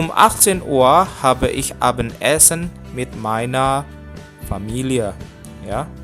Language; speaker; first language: German; non-native, fluent; Indonesian